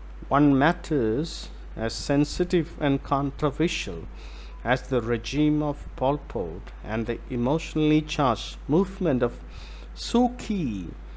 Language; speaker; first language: English; non-native, local second language; Malayalam